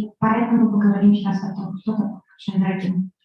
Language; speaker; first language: Russian; native; Russian